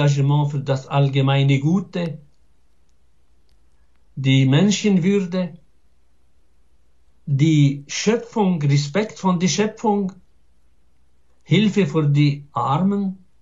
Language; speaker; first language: German; non-native, fluent; Arabic